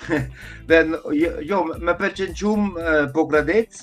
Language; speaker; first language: Albanian; non-native, learner; German